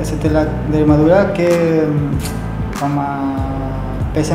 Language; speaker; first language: Indonesian; non-native, fluent; Spanish